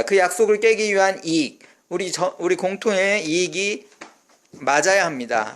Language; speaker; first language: Korean; native; Korean